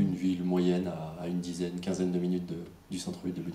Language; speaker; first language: French; native; French